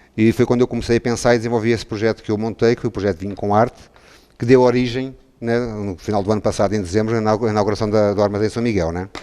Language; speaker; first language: Portuguese; native; Portuguese